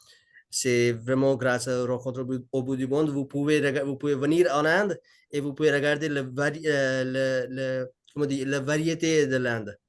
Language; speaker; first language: French; non-native, learner; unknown